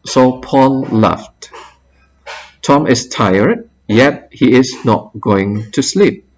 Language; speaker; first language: English; non-native, fluent; Indonesian